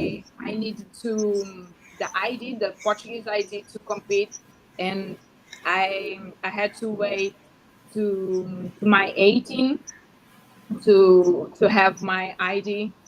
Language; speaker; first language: English; non-native, learner; Portuguese